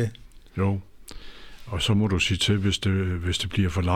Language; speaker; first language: Danish; native; Danish